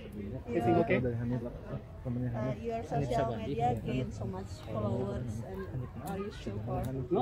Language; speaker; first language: English; non-native, learner; Indonesian